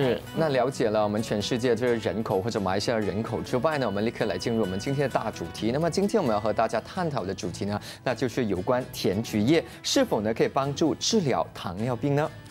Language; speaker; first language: Chinese; native; Chinese